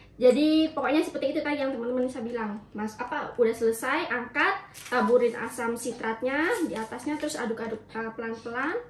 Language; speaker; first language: Indonesian; native; Indonesian